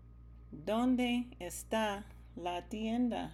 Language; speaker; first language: Spanish; non-native, learner; English